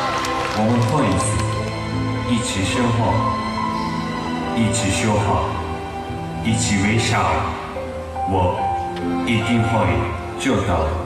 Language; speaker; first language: Chinese; non-native, learner; Korean